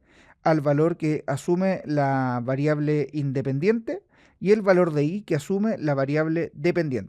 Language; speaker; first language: Spanish; native; Spanish